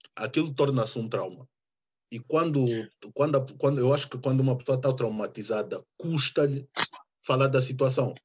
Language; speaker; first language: Portuguese; early bilingual, heritage; Portuguese